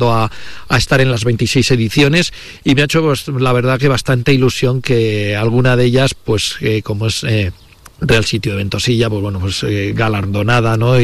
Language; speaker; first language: Spanish; native; Spanish